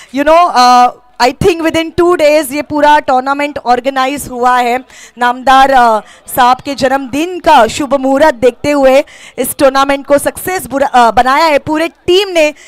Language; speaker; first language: Hindi; non-native, local second language; Marathi